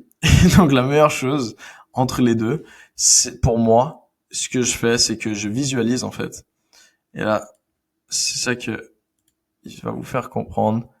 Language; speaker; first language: French; native; French